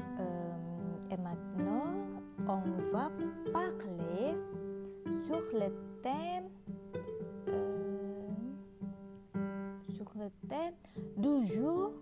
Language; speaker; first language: French; non-native, learner; Indonesian